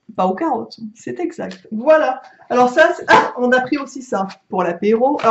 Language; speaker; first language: French; native; French